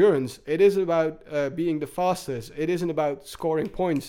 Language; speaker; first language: English; native; English